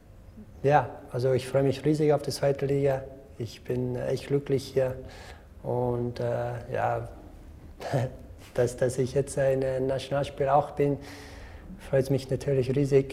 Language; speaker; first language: German; non-native, fluent; English